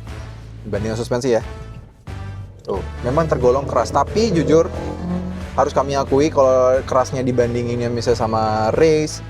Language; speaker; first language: Indonesian; native; Indonesian